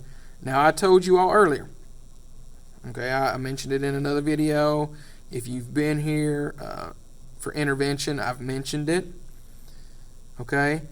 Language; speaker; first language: English; native; English